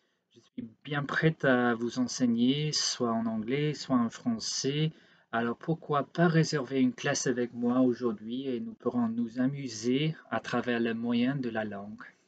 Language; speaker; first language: French; non-native, fluent; English